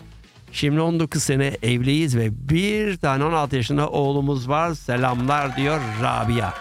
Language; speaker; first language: Turkish; native; Turkish